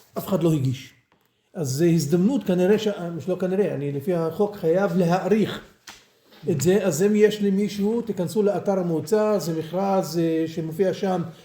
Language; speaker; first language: Hebrew; non-native, local second language; Arabic